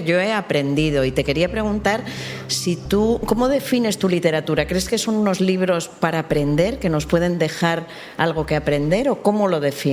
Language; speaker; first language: Spanish; native; Spanish